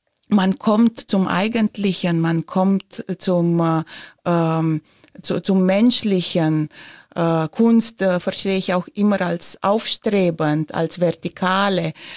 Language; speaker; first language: German; non-native, fluent; Romanian